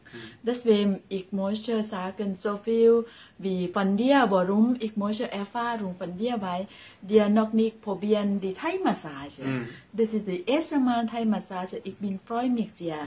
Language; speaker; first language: German; non-native, learner; Thai